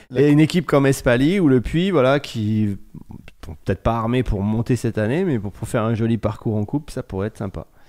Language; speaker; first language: French; native; French